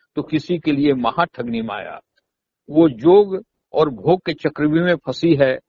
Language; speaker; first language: Hindi; native; Hindi